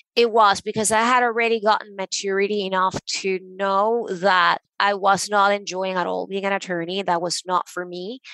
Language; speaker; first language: English; non-native, fluent; Spanish